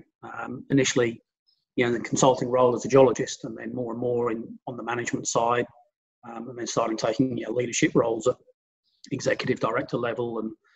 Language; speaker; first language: English; native; English